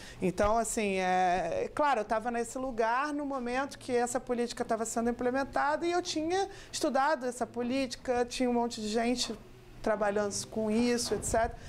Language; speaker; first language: Portuguese; native; Portuguese